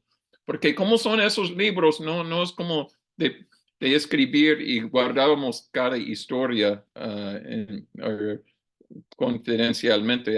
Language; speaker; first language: Spanish; non-native, learner; English